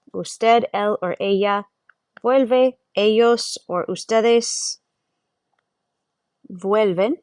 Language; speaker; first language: Spanish; non-native, fluent; English